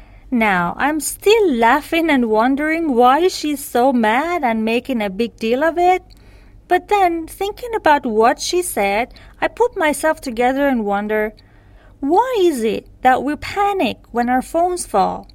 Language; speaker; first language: English; non-native, fluent; Persian